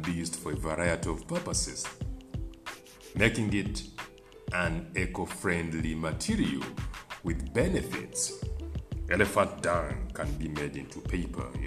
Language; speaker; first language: English; non-native, local second language; Ganda